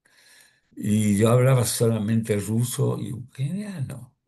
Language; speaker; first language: Spanish; early bilingual, other home language; Russian